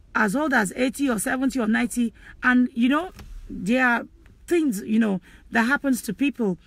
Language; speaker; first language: English; non-native, local second language; Yoruba